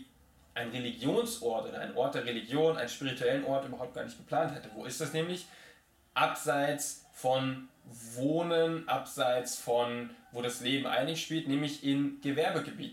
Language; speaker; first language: German; native; German